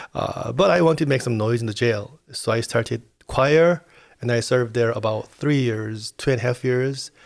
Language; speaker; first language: English; non-native, fluent; Korean